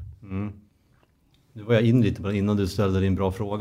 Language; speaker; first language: Swedish; native; Swedish